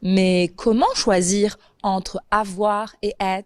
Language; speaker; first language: French; native; French